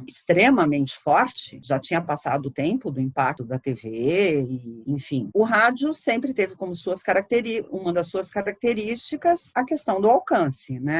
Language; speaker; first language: Portuguese; native; Portuguese